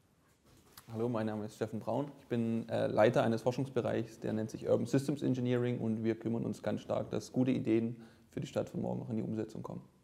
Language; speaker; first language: German; native; German